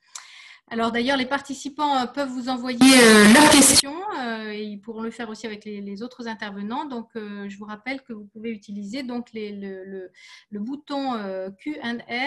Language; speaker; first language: French; native; French